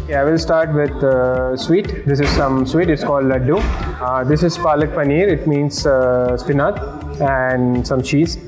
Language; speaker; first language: English; non-native, local second language; Hindi